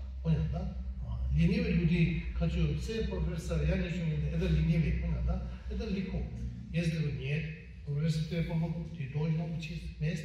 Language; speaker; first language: Russian; non-native, learner; Tibetan